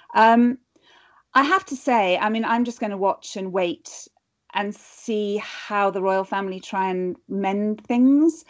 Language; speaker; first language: English; native; English